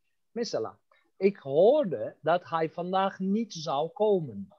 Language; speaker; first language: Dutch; non-native, fluent; Turkish